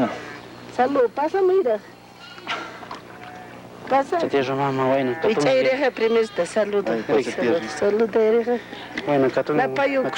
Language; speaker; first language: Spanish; non-native, local second language; Quechua